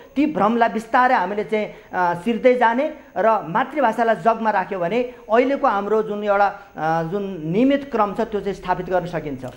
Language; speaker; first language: Nepali; native; Nepali